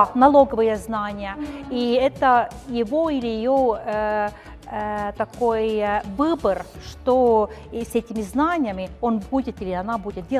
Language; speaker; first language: Russian; non-native, fluent; Estonian